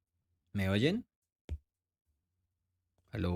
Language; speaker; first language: Spanish; native; Spanish